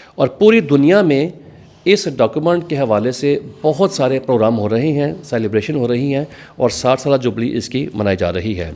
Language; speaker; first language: Urdu; non-native, local second language; Punjabi